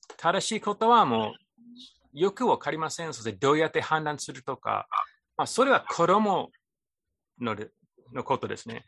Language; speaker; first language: Japanese; non-native, fluent; English